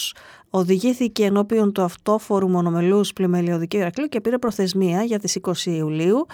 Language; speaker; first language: Greek; native; Greek